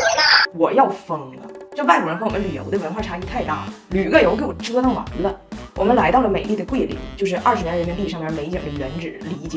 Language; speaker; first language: Chinese; native; Chinese